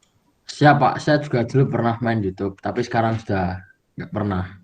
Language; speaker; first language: Indonesian; native; Indonesian